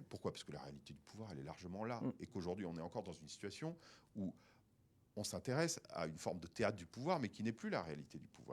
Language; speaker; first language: French; native; French